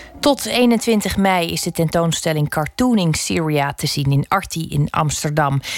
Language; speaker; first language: Dutch; native; Dutch